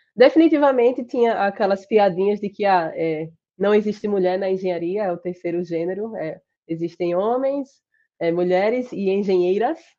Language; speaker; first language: Portuguese; native; Portuguese